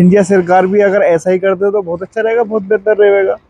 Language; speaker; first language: Hindi; native; Hindi